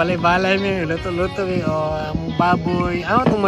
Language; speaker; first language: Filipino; non-native, local second language; Cebuano